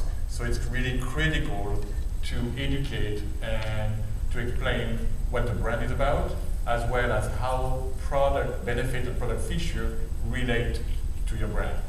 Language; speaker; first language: English; non-native, local second language; French